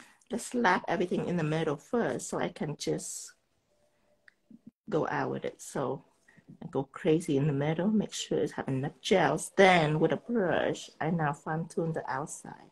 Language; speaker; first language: English; non-native, fluent; Vietnamese